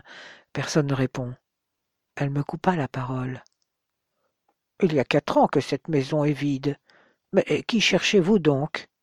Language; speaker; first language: French; native; French